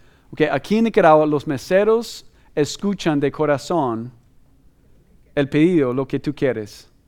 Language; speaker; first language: Spanish; non-native, fluent; English